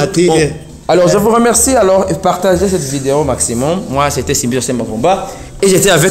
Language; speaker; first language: French; non-native, local second language; Rundi